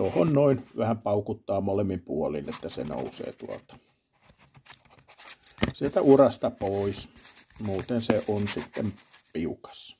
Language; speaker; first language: Finnish; native; Finnish